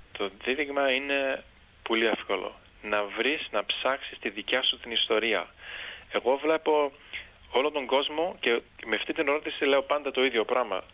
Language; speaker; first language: Greek; early bilingual, heritage; Greek